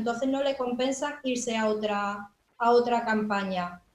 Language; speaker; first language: Spanish; native; Spanish